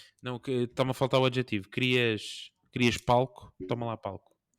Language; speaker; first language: Portuguese; native; Portuguese